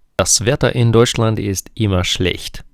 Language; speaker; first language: German; non-native, fluent; Ukrainian